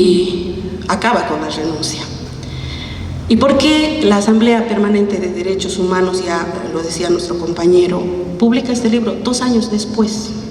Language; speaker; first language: Spanish; native; Spanish